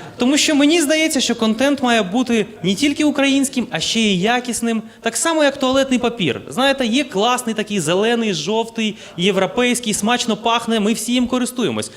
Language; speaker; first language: Ukrainian; non-native, local second language; Russian